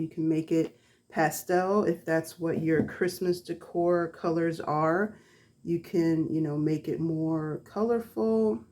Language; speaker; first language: English; native; English